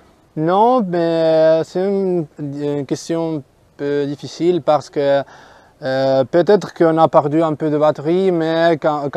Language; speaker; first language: French; non-native, fluent; Spanish